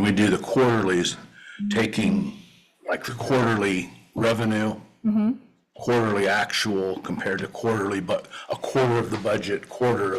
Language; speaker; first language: English; native; English